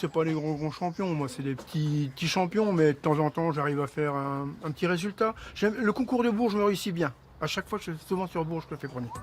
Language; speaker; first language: French; native; French